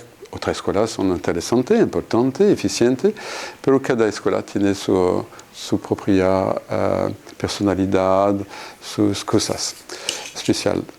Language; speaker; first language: Spanish; non-native, fluent; French